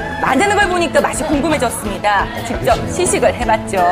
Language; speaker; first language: Korean; native; Korean